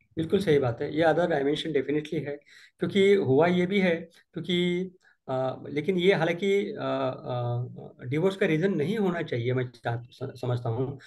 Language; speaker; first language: Hindi; non-native, local second language; Marathi